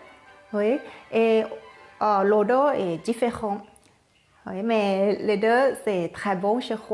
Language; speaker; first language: French; non-native, fluent; Thai